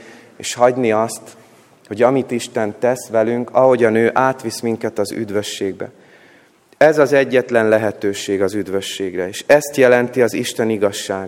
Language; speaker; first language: Hungarian; native; Hungarian